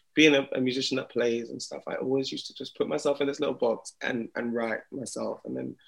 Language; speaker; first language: English; native; English